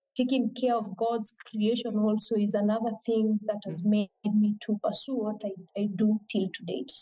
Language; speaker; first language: English; non-native, local second language; Meru